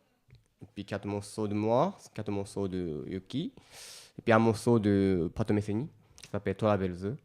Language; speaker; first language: French; non-native, learner; Japanese